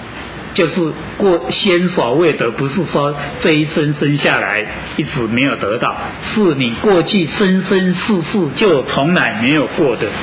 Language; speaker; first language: Chinese; native; Chinese